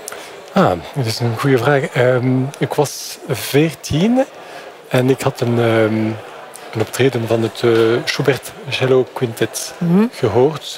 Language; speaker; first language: Dutch; non-native, fluent; French